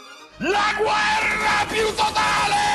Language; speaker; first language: Italian; native; Italian